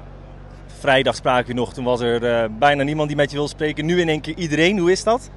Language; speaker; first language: Dutch; native; Dutch